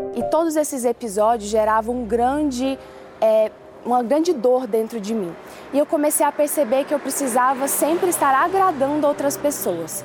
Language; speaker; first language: Portuguese; early bilingual, other home language; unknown